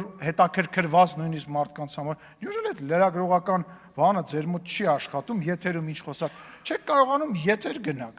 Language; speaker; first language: Armenian; native; Armenian